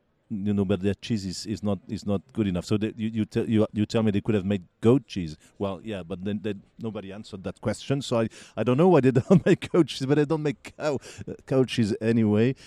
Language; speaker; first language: English; non-native, fluent; French